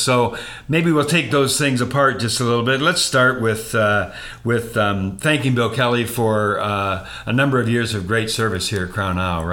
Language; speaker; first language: English; native; English